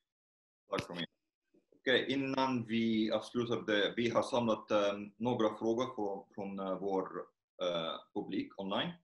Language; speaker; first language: Swedish; non-native, fluent; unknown